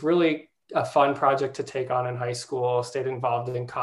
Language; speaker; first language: English; native; English